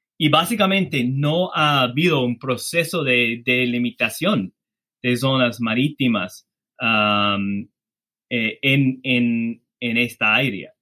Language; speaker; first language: Spanish; non-native, fluent; English